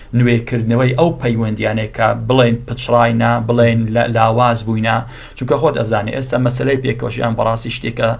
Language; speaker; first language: Central Kurdish; non-native, local second language; Assyrian Neo-Aramaic